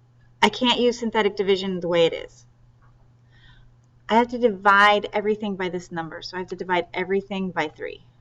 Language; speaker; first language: English; native; English